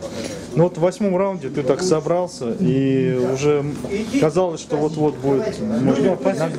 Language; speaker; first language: Russian; native; Russian